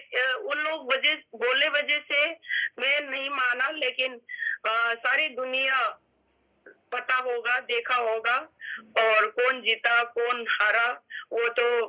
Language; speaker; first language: Hindi; non-native, local second language; Manipuri